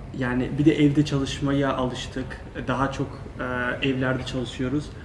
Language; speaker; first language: Turkish; early bilingual, heritage; Turkish